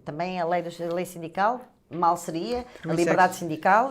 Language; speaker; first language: Portuguese; native; Portuguese